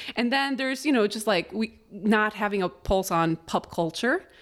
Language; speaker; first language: English; early bilingual, other home language; Spanish